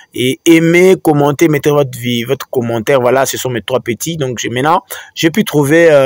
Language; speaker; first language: French; non-native, local second language; Swahili